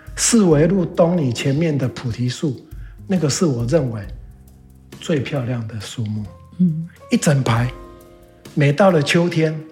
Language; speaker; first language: Chinese; native; Chinese